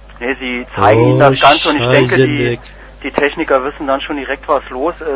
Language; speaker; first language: German; native; German